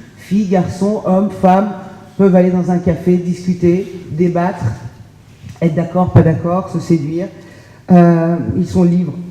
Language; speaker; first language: French; early bilingual, other home language; Persian